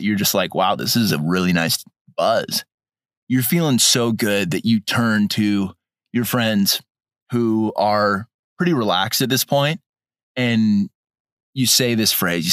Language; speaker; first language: English; native; English